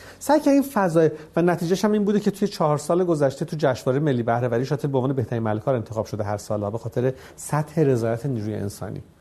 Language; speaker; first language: Persian; native; Persian